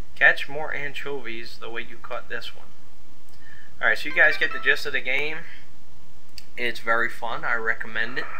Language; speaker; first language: English; native; English